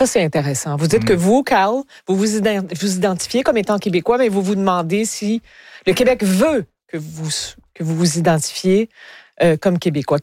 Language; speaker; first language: French; native; French